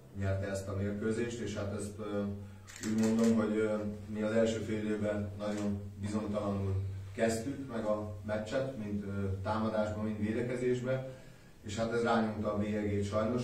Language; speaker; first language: Hungarian; native; Hungarian